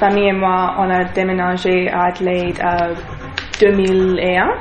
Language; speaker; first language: French; non-native, learner; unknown